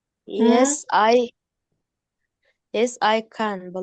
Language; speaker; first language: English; non-native, learner; Kyrgyz